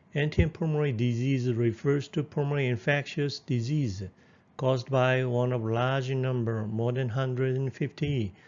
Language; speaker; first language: English; non-native, fluent; Korean